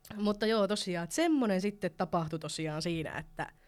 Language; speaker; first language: Finnish; non-native, local second language; Swedish